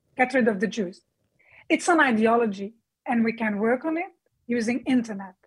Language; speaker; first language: English; non-native, fluent; Arabic